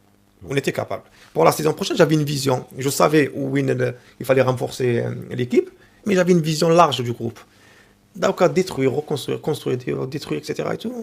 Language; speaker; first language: French; native; French